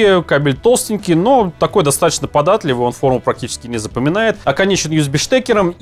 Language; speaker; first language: Russian; native; Russian